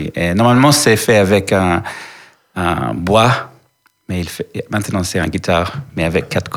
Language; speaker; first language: French; non-native, learner; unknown